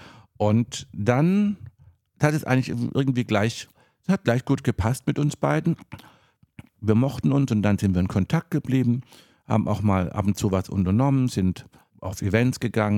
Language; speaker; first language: German; native; German